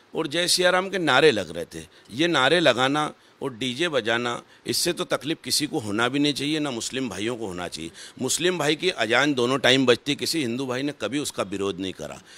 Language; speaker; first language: Hindi; native; Hindi